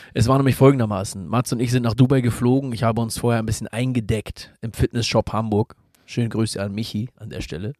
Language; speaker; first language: German; native; German